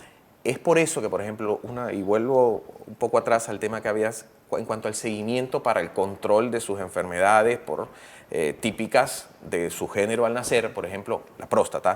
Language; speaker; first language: Spanish; native; Spanish